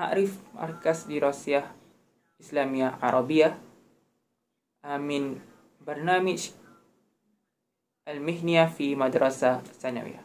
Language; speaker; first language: Arabic; non-native, learner; Malay